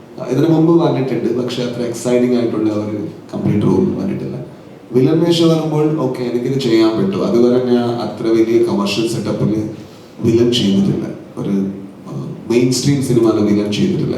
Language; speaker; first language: Malayalam; non-native, learner; Kannada